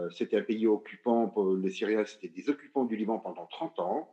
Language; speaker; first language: French; non-native, local second language; Arabic